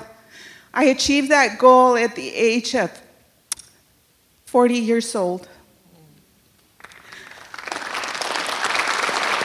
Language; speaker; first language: English; early bilingual, other home language; Spanish